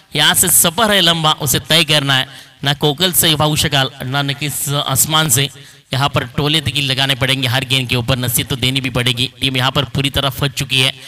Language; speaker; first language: Hindi; non-native, local second language; Marathi